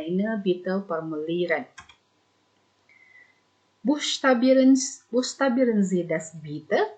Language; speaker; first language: German; non-native, fluent; Indonesian